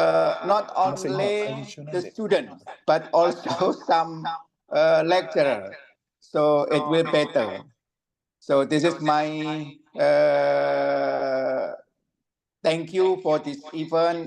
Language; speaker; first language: English; non-native, learner; Indonesian